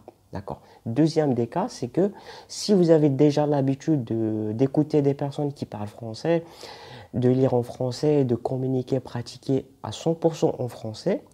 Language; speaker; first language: French; non-native, local second language; Arabic